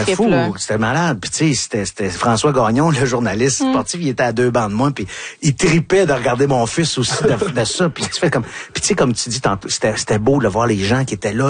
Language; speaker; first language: French; native; French